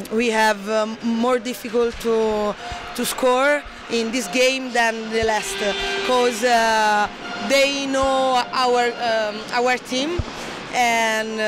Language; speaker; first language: English; non-native, learner; Italian